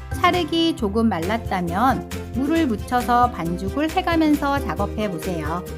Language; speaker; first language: Korean; native; Korean